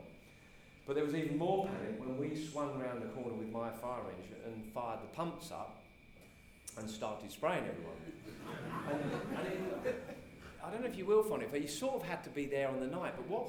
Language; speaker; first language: English; native; English